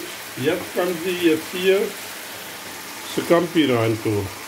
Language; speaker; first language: German; non-native, fluent; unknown